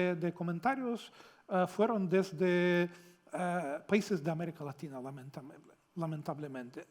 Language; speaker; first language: Spanish; non-native, fluent; Ukrainian